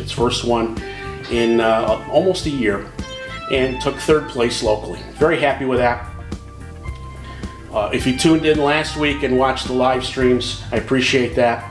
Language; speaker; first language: English; native; English